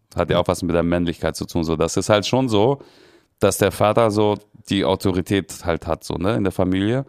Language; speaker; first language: German; early bilingual, other home language; Russian